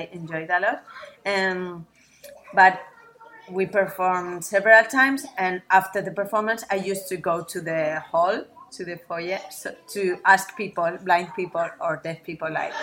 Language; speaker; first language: English; non-native, fluent; Spanish